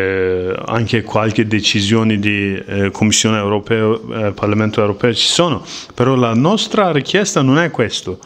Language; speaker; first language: Italian; non-native, learner; Kurdish